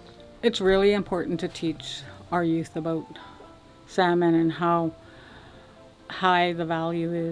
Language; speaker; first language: English; native; English